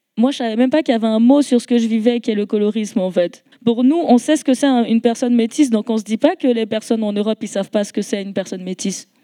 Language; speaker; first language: French; native; French